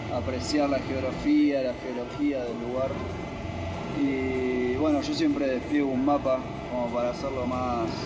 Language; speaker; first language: Spanish; native; Spanish